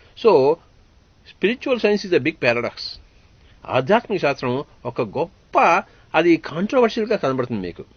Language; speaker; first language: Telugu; native; Telugu